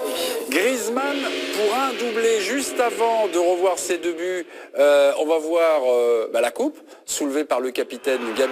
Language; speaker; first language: French; native; French